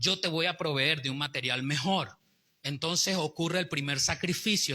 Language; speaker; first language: Spanish; native; Spanish